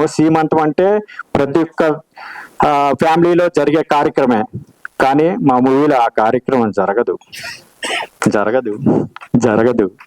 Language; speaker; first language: Telugu; native; Telugu